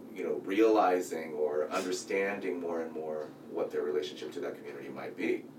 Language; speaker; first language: English; native; English